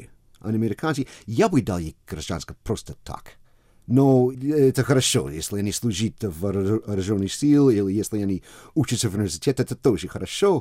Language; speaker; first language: Russian; non-native, fluent; English